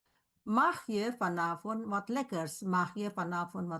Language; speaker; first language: Dutch; non-native, fluent; Indonesian